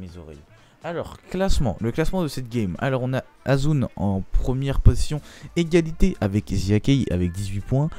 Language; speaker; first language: French; native; French